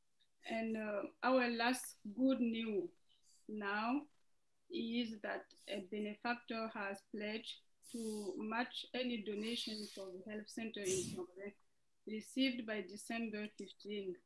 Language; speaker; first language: English; non-native, fluent; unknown